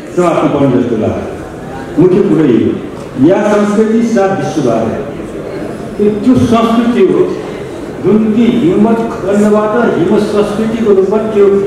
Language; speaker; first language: Nepali; non-native, local second language; Newari